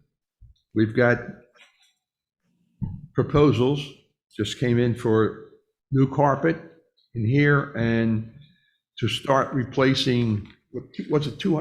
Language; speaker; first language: English; native; English